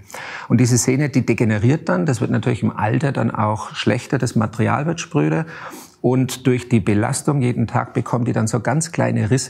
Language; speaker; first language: German; native; German